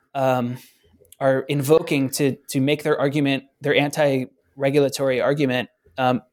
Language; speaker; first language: English; native; English